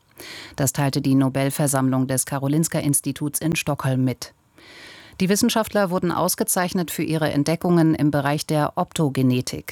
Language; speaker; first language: German; native; German